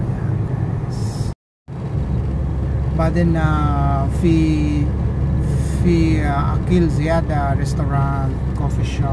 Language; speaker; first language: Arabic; non-native, learner; Filipino